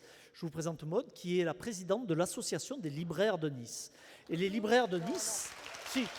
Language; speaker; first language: French; native; French